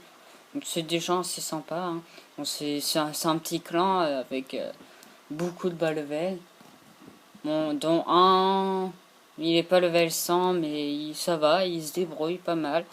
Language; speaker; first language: French; native; French